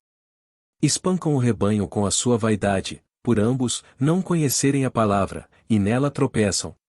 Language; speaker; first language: Portuguese; native; Portuguese